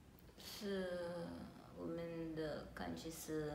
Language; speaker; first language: Chinese; non-native, learner; Filipino